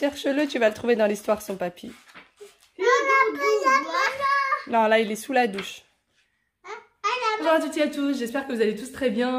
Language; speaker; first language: French; native; French